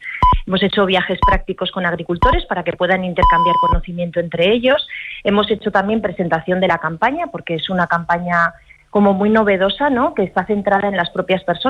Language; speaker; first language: Spanish; native; Spanish